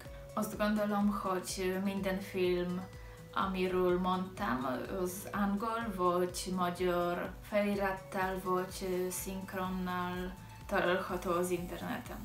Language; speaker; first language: Hungarian; non-native, learner; Polish